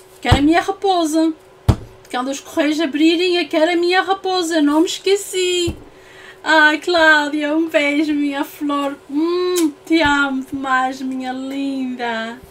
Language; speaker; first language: Portuguese; early bilingual, heritage; English